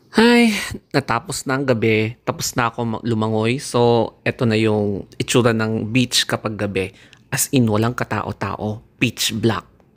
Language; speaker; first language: Filipino; non-native, local second language; Iloko